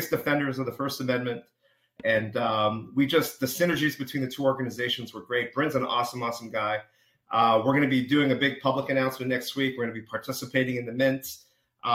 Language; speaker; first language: English; native; English